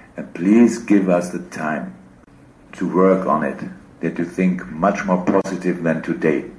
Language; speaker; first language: English; non-native, fluent; German